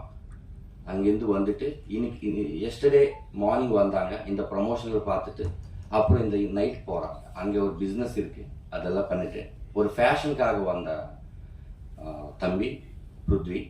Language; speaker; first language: Tamil; non-native, learner; Telugu